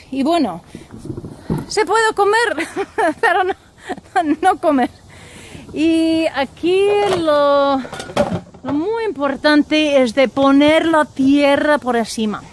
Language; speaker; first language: Spanish; non-native, learner; English